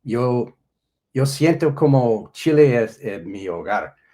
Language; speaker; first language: Spanish; non-native, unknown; English